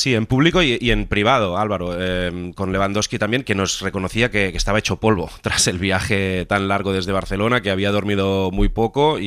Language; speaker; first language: Spanish; native; Spanish